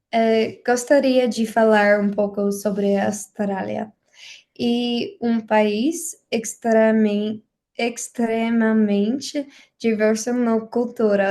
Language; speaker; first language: Portuguese; non-native, learner; English